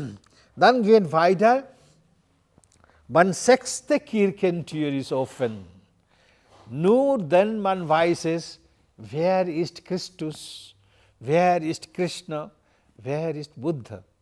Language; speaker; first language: German; non-native, learner; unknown